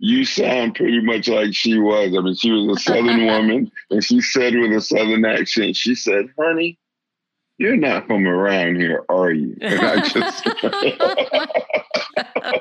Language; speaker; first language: English; native; English